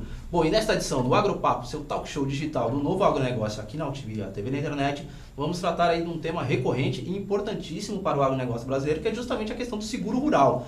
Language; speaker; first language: Portuguese; native; Portuguese